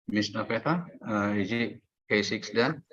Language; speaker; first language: English; non-native, fluent; Indonesian